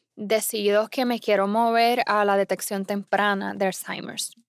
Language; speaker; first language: Spanish; native; Spanish